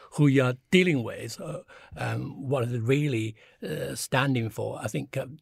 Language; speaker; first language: English; early bilingual, other home language; Chinese